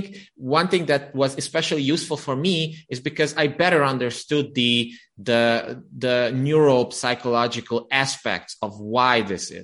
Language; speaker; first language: English; non-native, fluent; Romanian